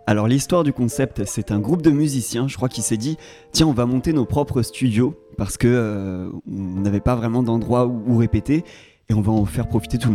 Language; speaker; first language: French; native; French